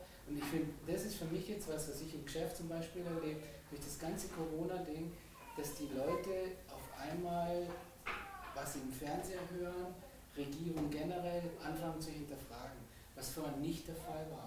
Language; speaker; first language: German; native; German